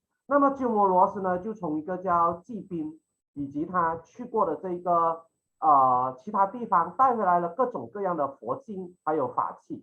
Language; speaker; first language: Chinese; native; Chinese